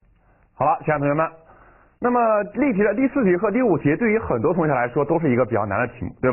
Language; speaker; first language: Chinese; native; Chinese